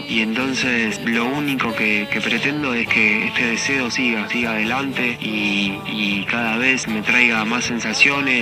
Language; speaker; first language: Spanish; native; Spanish